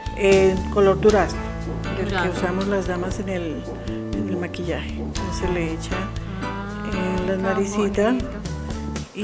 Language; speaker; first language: Spanish; native; Spanish